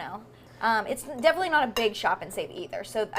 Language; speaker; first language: English; native; English